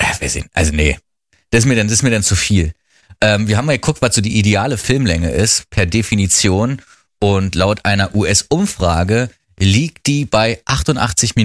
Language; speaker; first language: German; native; German